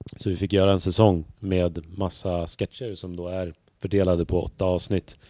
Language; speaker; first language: Swedish; native; Swedish